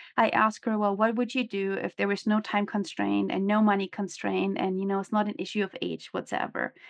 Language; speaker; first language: English; non-native, fluent; German